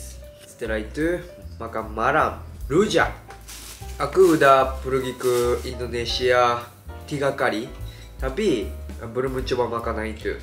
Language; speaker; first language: Indonesian; non-native, learner; Japanese